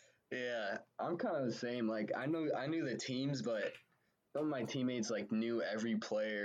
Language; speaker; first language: English; native; English